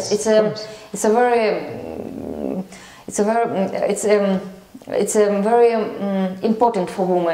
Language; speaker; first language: English; non-native, learner; Russian